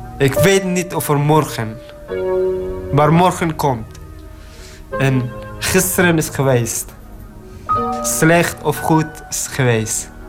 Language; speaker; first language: Dutch; non-native, learner; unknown